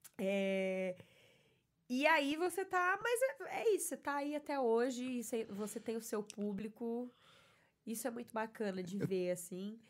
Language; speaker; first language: Portuguese; native; Portuguese